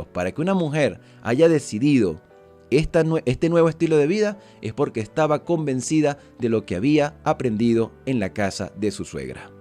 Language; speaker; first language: Spanish; native; Spanish